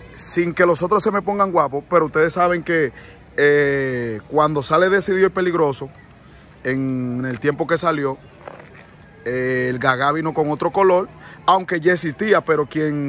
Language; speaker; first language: Spanish; native; Spanish